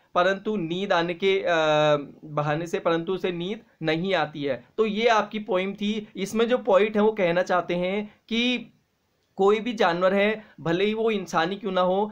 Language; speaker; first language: Hindi; native; Hindi